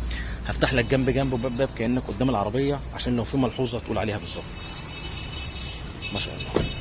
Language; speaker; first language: Arabic; native; Arabic